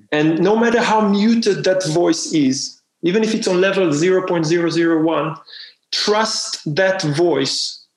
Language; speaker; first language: English; non-native, fluent; Hebrew